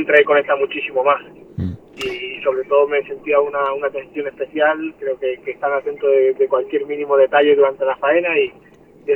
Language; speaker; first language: Spanish; native; Spanish